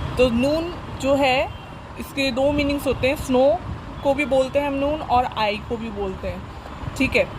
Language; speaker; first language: Hindi; native; Hindi